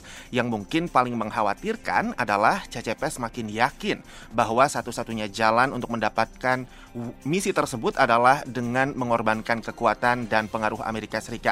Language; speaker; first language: Indonesian; native; Indonesian